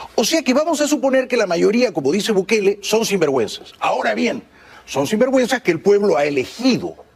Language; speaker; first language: Spanish; native; Spanish